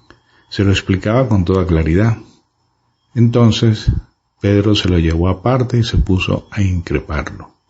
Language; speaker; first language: Spanish; native; Spanish